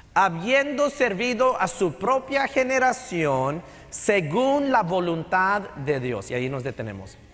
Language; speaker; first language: Spanish; native; Spanish